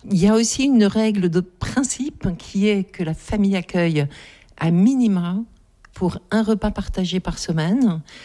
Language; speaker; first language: French; native; French